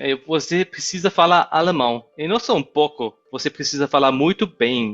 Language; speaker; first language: Portuguese; non-native, fluent; German